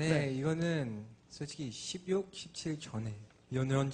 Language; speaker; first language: Korean; non-native, learner; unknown